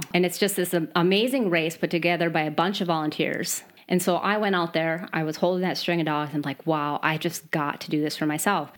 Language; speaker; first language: English; native; English